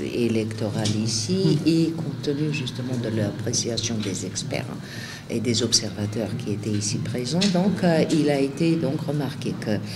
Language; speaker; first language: French; non-native, fluent; Armenian